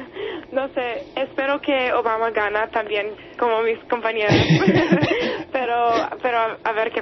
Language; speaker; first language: Spanish; non-native, fluent; English